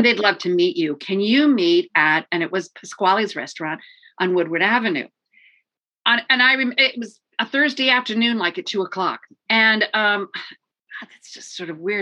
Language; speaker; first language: English; native; English